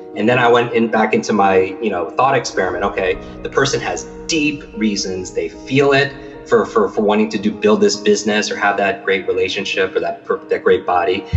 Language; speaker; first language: English; native; English